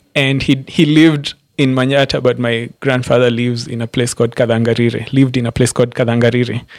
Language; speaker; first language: English; non-native, local second language; Embu